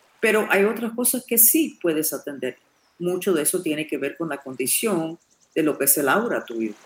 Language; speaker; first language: Spanish; non-native, fluent; English